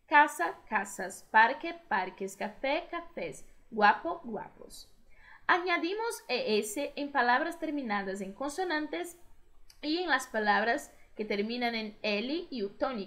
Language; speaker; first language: Spanish; non-native, fluent; Portuguese